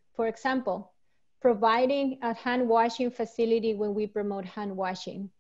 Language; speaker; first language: English; non-native, fluent; Spanish